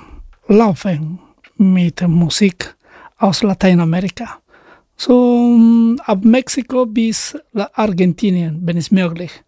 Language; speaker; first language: German; non-native, learner; Spanish